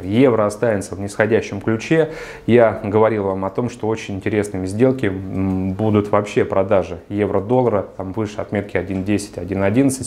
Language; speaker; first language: Russian; native; Russian